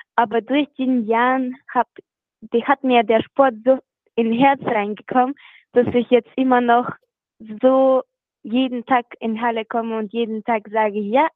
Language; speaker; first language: German; non-native, fluent; Russian